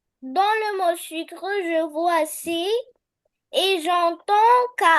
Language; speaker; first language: French; non-native, learner; Arabic